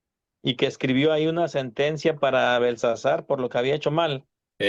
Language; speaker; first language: Spanish; native; Spanish